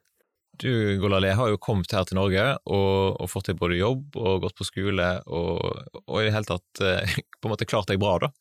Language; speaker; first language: Norwegian; native; Norwegian